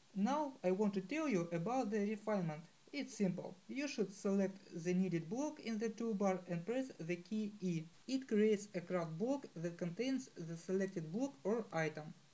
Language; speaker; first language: English; non-native, fluent; Russian